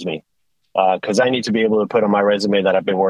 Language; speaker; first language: English; non-native, fluent; Spanish